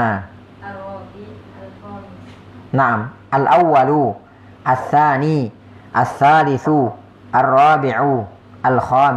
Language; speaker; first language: Arabic; non-native, fluent; Indonesian